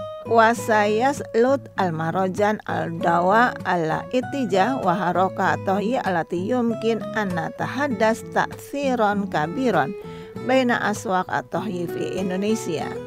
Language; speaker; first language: Arabic; non-native, learner; Indonesian